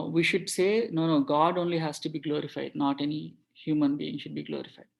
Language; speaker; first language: English; non-native, local second language; Telugu